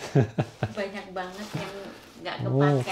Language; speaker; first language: Indonesian; native; Indonesian